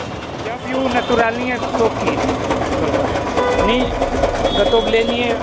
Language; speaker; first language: Russian; non-native, learner; Hindi